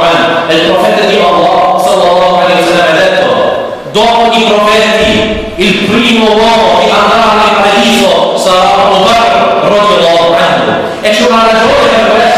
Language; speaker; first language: Italian; non-native, learner; English